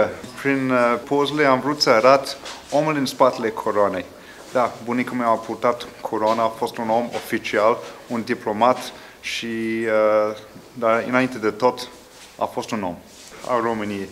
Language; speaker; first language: Romanian; non-native, fluent; English